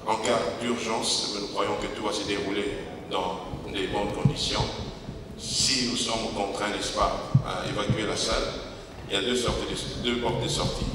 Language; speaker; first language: French; non-native, local second language; Lingala